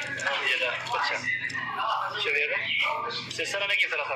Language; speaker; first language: Arabic; non-native, learner; Amharic